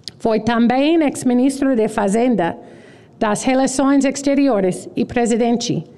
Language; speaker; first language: Portuguese; non-native, learner; English